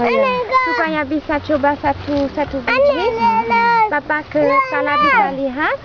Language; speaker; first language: Indonesian; non-native, fluent; French